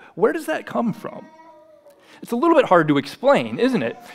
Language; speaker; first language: English; native; English